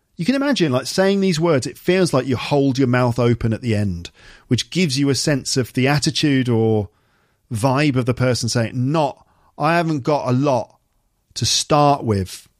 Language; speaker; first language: English; native; English